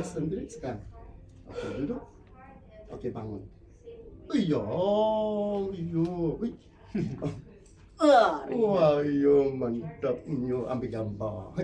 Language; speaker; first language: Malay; non-native, local second language; Cantonese